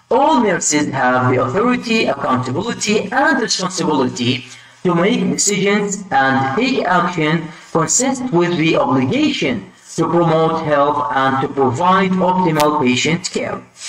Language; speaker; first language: English; non-native, fluent; Arabic